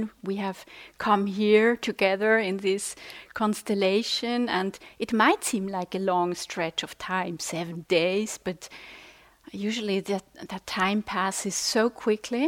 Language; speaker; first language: English; non-native, fluent; Swiss German